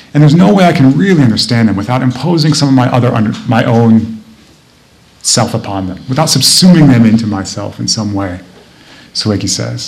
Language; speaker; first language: English; native; English